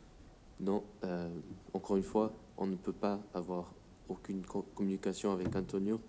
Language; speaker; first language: French; non-native, fluent; English